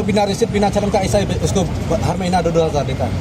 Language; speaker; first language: Hindi; non-native, local second language; Khasi